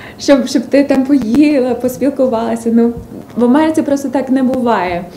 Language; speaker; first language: Ukrainian; early bilingual, other home language; English